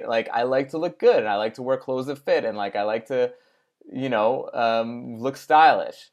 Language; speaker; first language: English; native; English